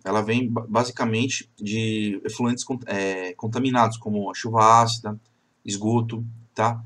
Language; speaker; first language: Portuguese; native; Portuguese